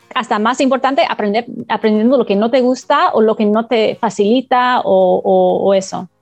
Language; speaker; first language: Spanish; non-native, fluent; English